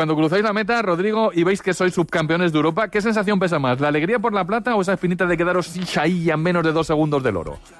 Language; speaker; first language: Spanish; native; Spanish